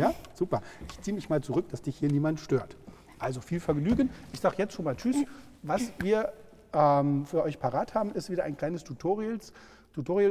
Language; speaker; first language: German; native; German